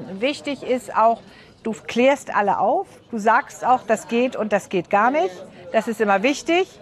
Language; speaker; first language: German; native; German